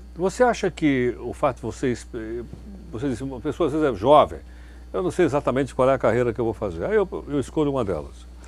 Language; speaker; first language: Portuguese; native; Portuguese